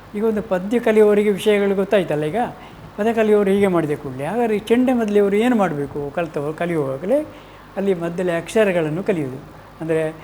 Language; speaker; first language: Kannada; native; Kannada